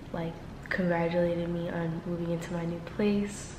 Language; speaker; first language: English; native; English